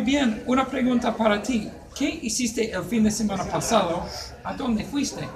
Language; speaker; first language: Spanish; non-native, fluent; English